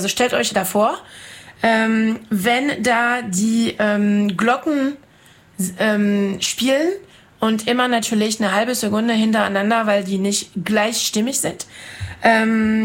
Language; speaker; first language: German; non-native, fluent; French